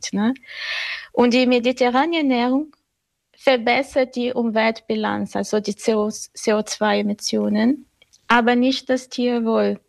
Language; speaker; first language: German; non-native, fluent; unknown